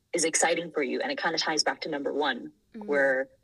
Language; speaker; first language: English; non-native, fluent; Thai